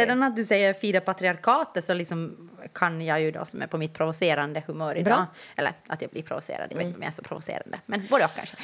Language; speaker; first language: Swedish; native; Swedish